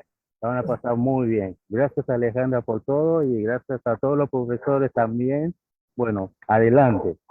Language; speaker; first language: Spanish; non-native, fluent; Yoruba